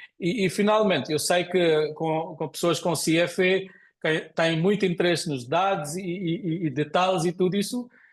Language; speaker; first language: Portuguese; non-native, fluent; Konkani